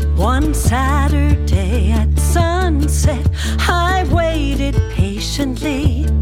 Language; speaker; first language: Danish; non-native, fluent; English